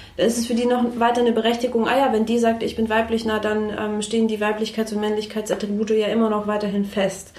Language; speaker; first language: German; early bilingual, other home language; Russian